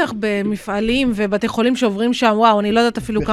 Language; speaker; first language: Hebrew; native; Hebrew